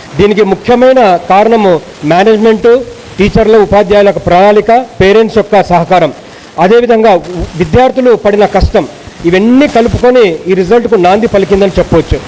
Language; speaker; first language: Telugu; native; Telugu